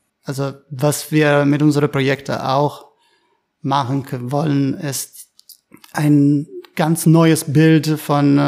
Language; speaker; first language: German; non-native, fluent; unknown